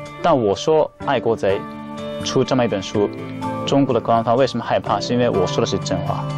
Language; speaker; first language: Chinese; non-native, fluent; Japanese